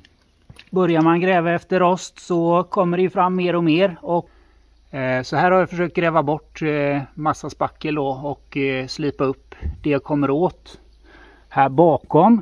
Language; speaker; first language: Swedish; native; Swedish